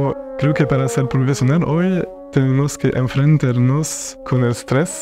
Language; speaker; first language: Spanish; non-native, fluent; French